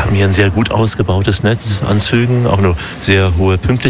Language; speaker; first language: German; native; German